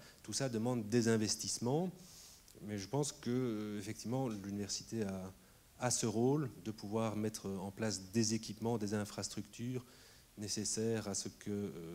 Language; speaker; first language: French; native; French